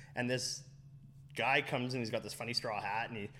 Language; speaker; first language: English; native; English